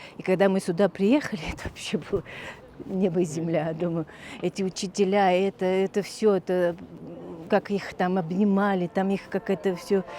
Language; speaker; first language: Russian; non-native, local second language; Abkhazian